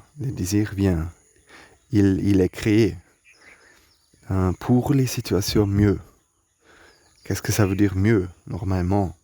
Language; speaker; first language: French; non-native, learner; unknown